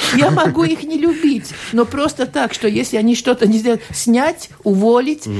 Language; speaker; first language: Russian; non-native, local second language; Latvian